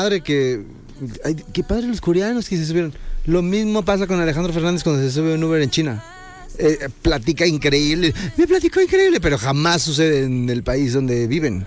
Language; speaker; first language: Spanish; native; Spanish